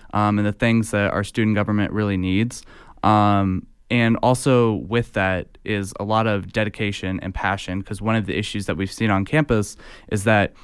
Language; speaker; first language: English; native; English